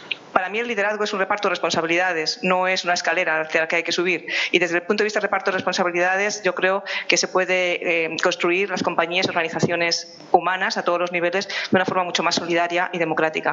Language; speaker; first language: Spanish; native; Spanish